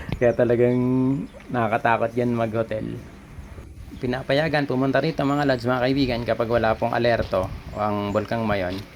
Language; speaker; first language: Filipino; non-native, local second language; Bikol